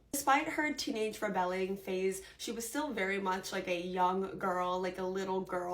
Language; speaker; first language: English; native; English